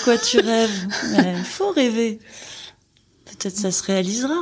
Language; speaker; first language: French; native; French